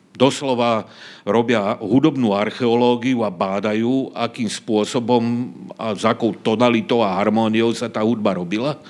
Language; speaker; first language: Slovak; native; Slovak